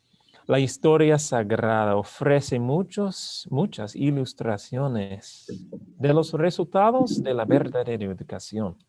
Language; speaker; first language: Spanish; non-native, learner; English